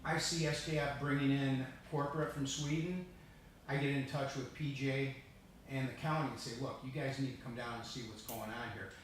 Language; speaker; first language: English; early bilingual, other home language; Italian